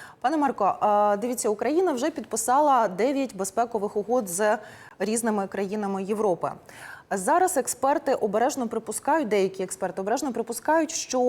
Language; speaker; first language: Ukrainian; native; Ukrainian